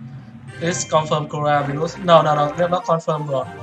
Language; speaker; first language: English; non-native, learner; Vietnamese